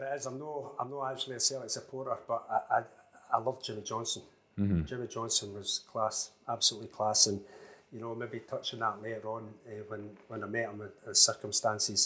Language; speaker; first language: English; native; English